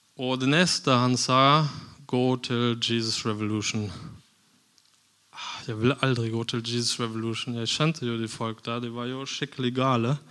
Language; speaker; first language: Norwegian; non-native, fluent; German